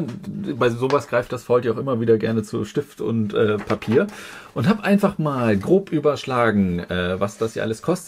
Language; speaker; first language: German; native; German